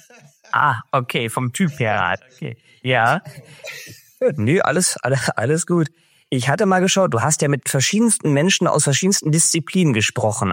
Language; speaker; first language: German; native; German